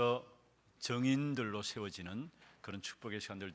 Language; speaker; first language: Korean; native; Korean